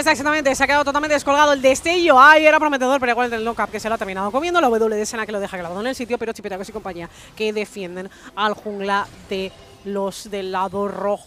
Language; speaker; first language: Spanish; native; Spanish